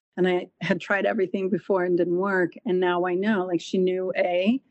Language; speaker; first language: English; non-native, fluent; Portuguese